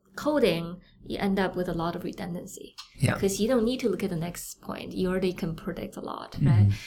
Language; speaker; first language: English; non-native, fluent; Chinese